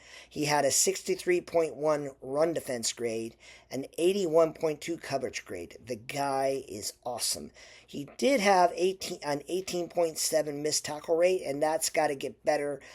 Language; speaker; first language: English; native; English